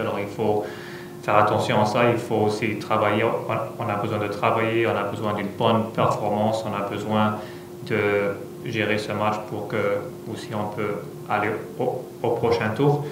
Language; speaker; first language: French; non-native, fluent; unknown